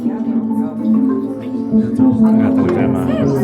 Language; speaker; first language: Japanese; non-native, learner; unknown